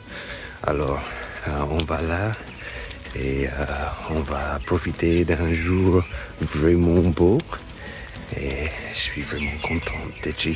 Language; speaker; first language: French; non-native, fluent; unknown